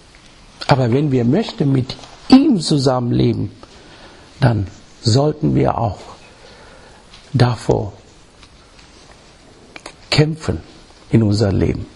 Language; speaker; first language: German; non-native, learner; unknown